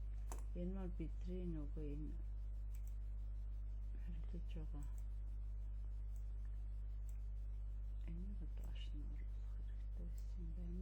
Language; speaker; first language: Mongolian; native; Mongolian